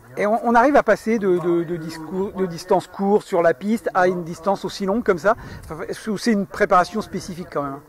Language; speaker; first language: French; native; French